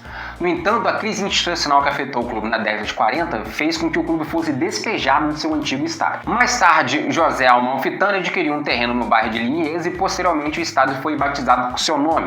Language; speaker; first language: Portuguese; native; Portuguese